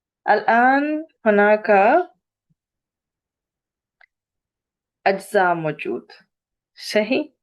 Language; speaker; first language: Arabic; non-native, fluent; Urdu